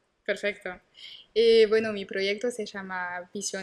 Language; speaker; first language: Spanish; non-native, learner; French